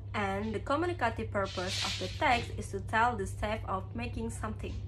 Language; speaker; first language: English; non-native, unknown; Indonesian